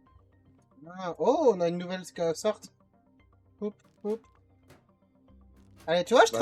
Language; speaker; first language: French; native; French